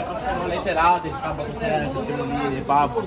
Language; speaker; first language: Italian; non-native, fluent; Arabic